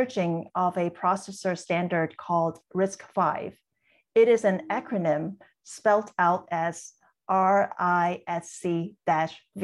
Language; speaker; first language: English; non-native, local second language; Cantonese